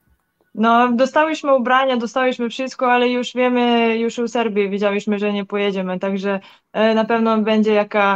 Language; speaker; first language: Polish; non-native, learner; Serbian